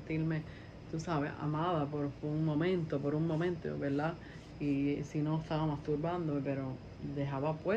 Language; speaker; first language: Spanish; early bilingual, heritage; Spanish